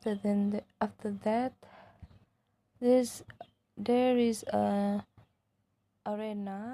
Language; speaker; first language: English; non-native, local second language; Malay